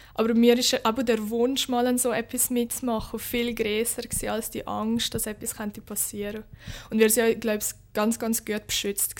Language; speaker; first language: German; early bilingual, other home language; Bosnian